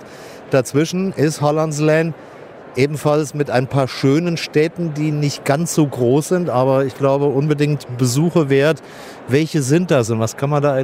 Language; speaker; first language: German; native; German